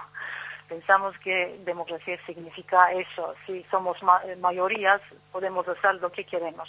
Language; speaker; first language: Spanish; non-native, learner; Turkish